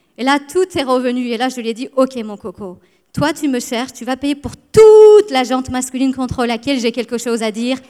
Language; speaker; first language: French; early bilingual, other home language; Persian